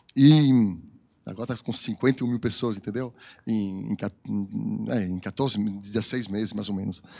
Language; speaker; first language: Portuguese; non-native, fluent; French